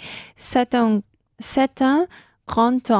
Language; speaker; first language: French; non-native, learner; Spanish